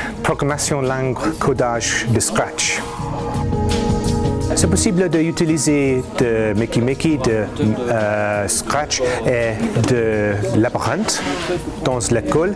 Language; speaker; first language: French; non-native, learner; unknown